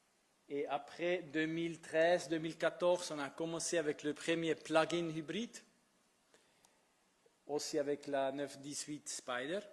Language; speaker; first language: French; non-native, fluent; Italian